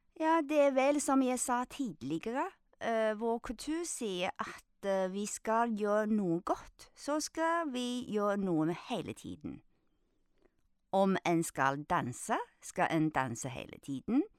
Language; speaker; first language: Norwegian; non-native, fluent; Chinese